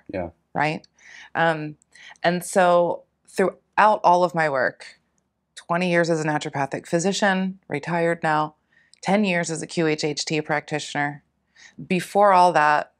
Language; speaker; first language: English; native; English